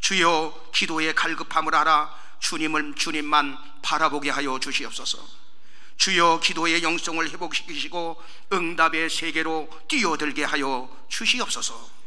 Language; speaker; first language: Korean; native; Korean